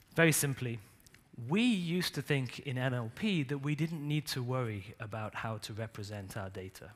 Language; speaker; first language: English; native; English